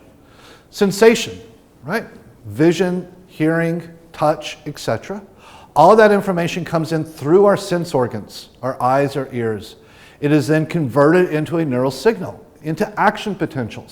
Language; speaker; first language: English; native; English